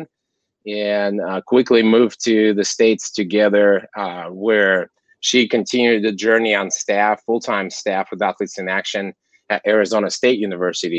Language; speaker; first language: English; non-native, fluent; Kazakh